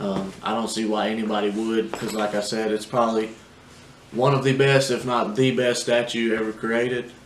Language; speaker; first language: English; native; English